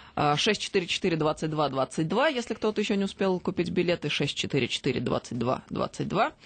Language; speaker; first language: Russian; native; Russian